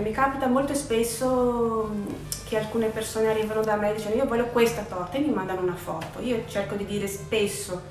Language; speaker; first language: Italian; non-native, fluent; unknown